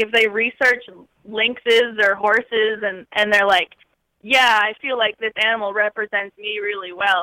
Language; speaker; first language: English; native; English